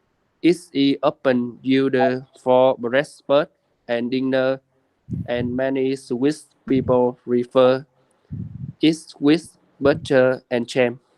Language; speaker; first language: English; non-native, learner; Vietnamese